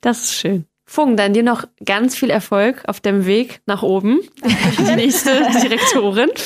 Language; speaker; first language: German; native; German